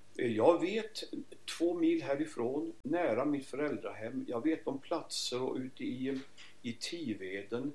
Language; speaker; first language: Swedish; native; Swedish